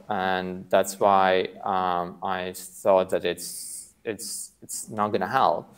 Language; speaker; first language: English; non-native, fluent; Latvian